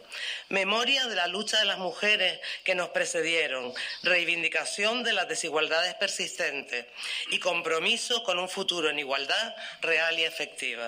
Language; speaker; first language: Spanish; native; Spanish